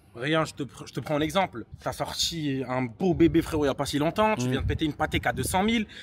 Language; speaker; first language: French; non-native, local second language; Arabic